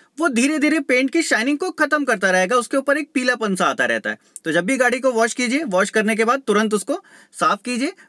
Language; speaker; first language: Hindi; native; Hindi